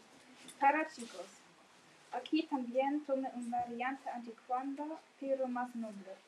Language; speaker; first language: Spanish; non-native, learner; German